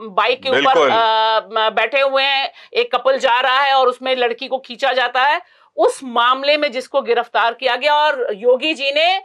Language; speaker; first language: Hindi; native; Hindi